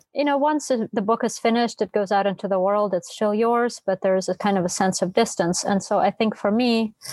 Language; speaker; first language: English; non-native, fluent; Russian